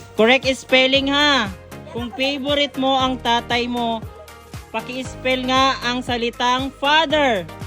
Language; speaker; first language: Filipino; non-native, local second language; Bikol